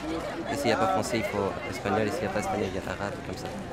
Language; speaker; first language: French; non-native, fluent; Arabic